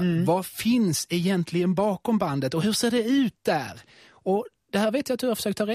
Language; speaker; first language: Swedish; native; Swedish